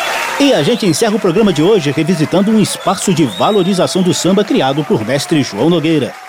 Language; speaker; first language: Portuguese; native; Portuguese